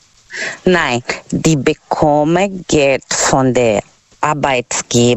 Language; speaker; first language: German; non-native, learner; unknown